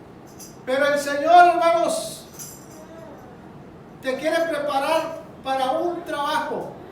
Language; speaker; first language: Spanish; native; Spanish